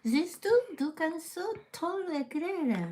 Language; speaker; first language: German; non-native, learner; Japanese